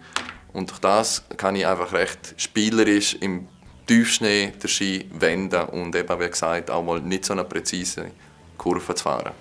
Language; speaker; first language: German; native; German